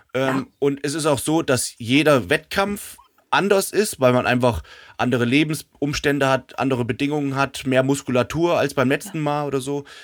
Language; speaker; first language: German; native; German